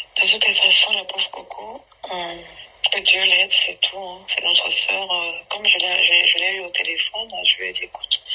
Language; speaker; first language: French; non-native, local second language; Basaa